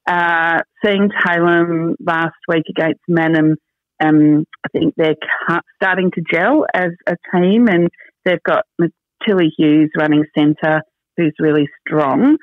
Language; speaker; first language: English; native; English